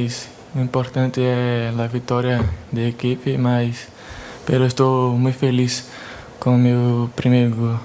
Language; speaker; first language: Spanish; non-native, learner; Portuguese